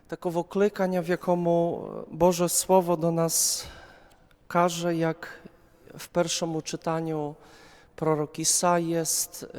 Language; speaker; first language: Polish; non-native, learner; Ukrainian